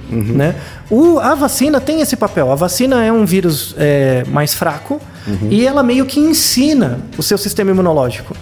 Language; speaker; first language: Portuguese; native; Portuguese